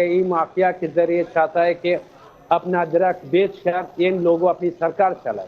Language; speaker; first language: Hindi; non-native, fluent; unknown